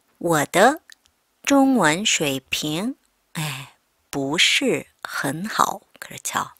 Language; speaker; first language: Chinese; non-native, fluent; Korean